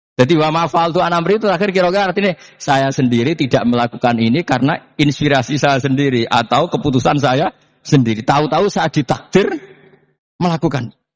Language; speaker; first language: Indonesian; non-native, local second language; Javanese